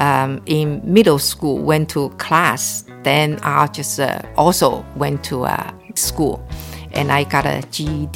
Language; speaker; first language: English; non-native, local second language; Cantonese